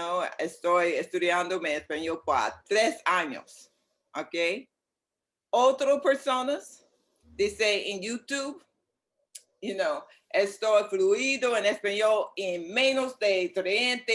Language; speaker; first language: Spanish; non-native, learner; English